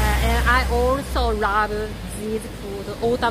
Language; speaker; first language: English; non-native, learner; Japanese